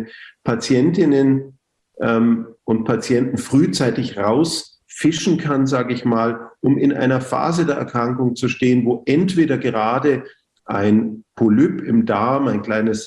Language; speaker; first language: German; native; German